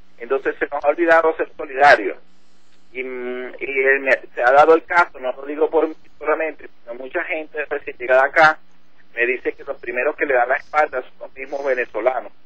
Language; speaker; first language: Spanish; native; Spanish